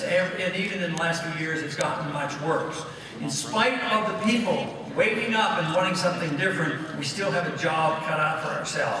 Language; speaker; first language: English; native; English